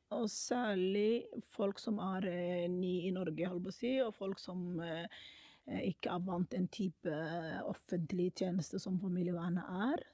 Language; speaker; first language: Norwegian; non-native, fluent; Somali